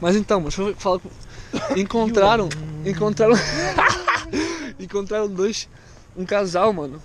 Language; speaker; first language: Portuguese; native; Portuguese